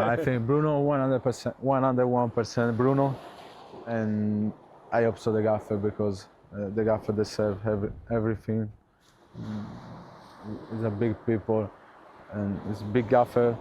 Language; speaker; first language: English; non-native, learner; Italian